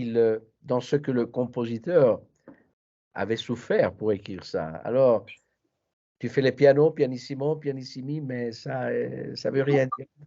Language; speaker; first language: French; non-native, fluent; Italian